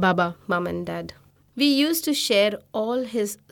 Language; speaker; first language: English; non-native, local second language; Bangla